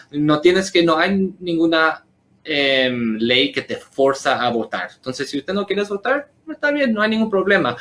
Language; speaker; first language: Spanish; early bilingual, heritage; Spanish